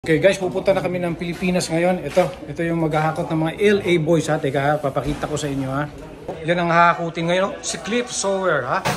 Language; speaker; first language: Filipino; non-native, local second language; Cebuano